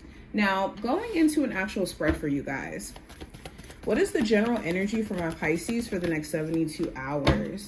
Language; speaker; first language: English; native; English